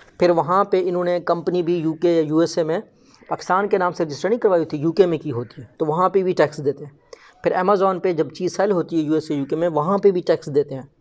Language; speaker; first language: Urdu; non-native, local second language; Baluchi